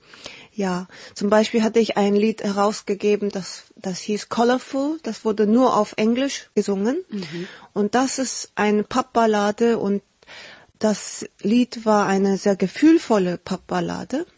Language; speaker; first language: German; early bilingual, heritage; Korean